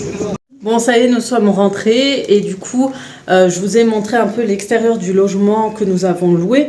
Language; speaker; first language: French; native; French